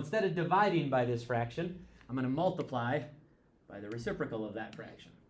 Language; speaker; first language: English; native; English